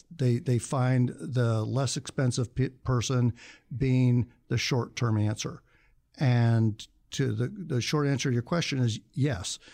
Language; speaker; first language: English; native; English